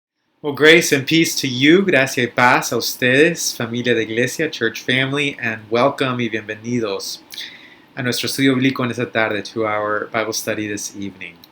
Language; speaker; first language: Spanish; early bilingual, other home language; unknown